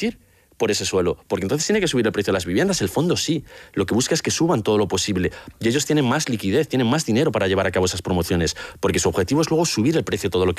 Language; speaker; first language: Spanish; native; Spanish